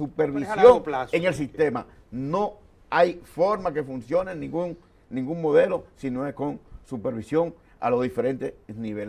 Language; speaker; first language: Spanish; native; Spanish